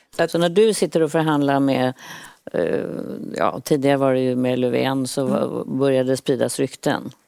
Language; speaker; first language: Swedish; native; Swedish